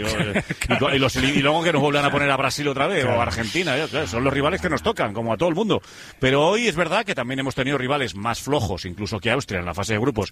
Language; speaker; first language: Spanish; native; Spanish